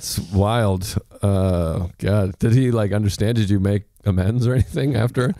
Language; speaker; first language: English; native; English